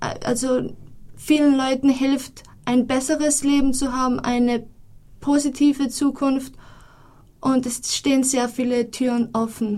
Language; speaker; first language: German; non-native, fluent; Greek